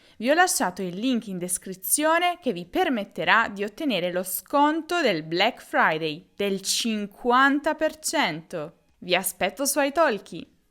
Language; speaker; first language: Italian; native; Italian